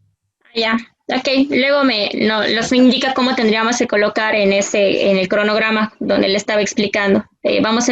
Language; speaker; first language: Spanish; native; Spanish